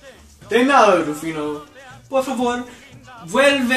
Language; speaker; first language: Spanish; non-native, learner; English